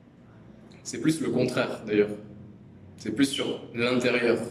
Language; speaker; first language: French; native; French